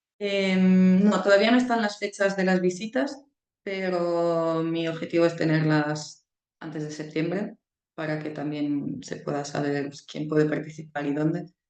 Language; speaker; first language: Spanish; non-native, fluent; Italian